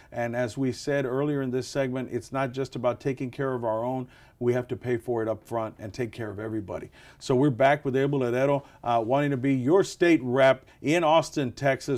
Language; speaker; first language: English; native; English